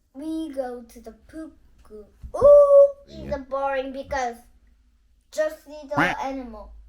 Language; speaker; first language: English; non-native, learner; Korean